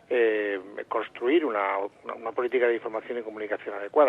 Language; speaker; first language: Spanish; native; Spanish